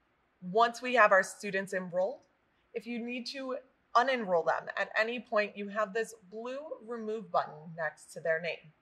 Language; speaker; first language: English; native; English